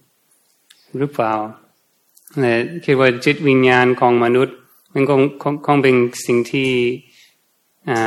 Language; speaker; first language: Thai; non-native, fluent; English